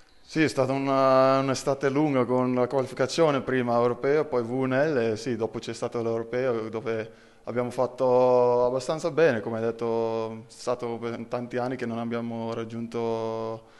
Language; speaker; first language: Italian; non-native, fluent; Dutch